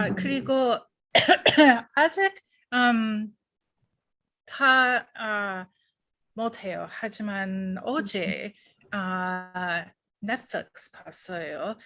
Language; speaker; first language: Korean; non-native, learner; English